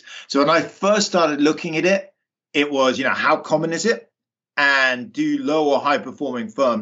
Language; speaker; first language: English; native; English